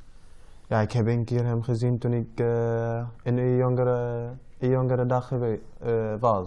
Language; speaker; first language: Dutch; non-native, learner; Arabic